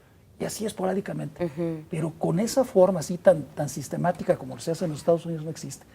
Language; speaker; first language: Spanish; native; Spanish